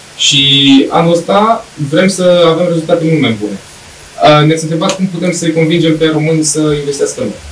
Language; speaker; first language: Romanian; native; Romanian